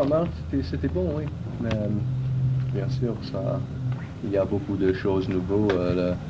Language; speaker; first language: French; non-native, fluent; English